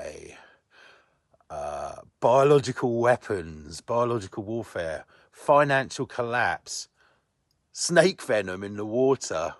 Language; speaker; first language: English; native; English